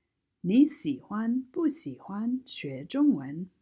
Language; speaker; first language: Chinese; non-native, fluent; English